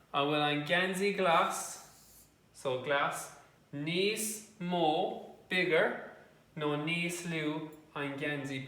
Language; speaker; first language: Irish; non-native, local second language; English